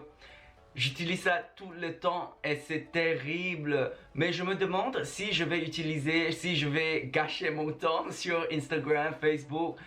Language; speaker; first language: French; non-native, fluent; Chinese